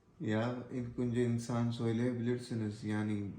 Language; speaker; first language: Turkish; non-native, learner; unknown